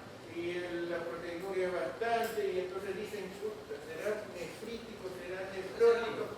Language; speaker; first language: Spanish; native; Spanish